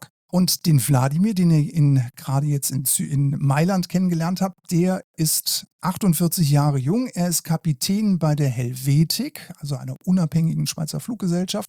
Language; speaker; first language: German; native; German